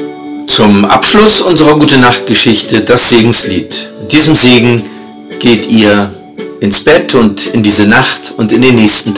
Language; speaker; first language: German; native; German